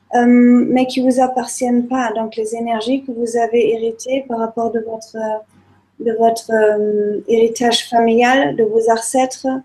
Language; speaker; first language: French; non-native, fluent; German